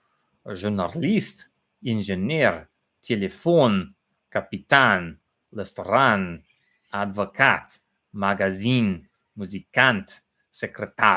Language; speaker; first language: Russian; non-native, learner; English